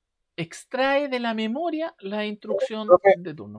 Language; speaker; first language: Spanish; native; Spanish